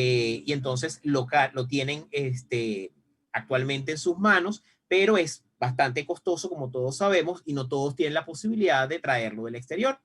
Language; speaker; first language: Spanish; native; Spanish